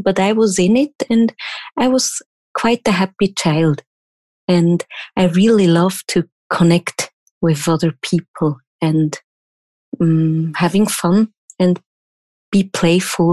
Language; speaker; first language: English; non-native, fluent; German